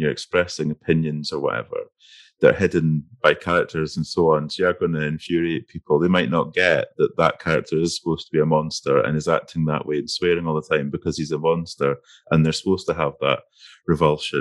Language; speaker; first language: English; native; English